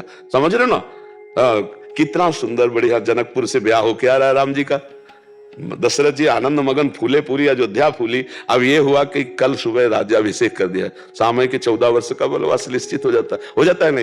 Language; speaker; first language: Hindi; native; Hindi